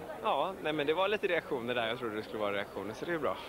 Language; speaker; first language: Swedish; native; Swedish